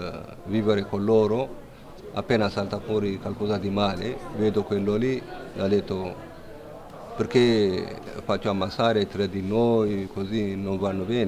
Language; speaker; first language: Italian; non-native, learner; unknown